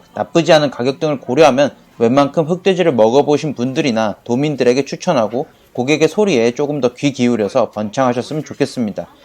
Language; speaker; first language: Korean; native; Korean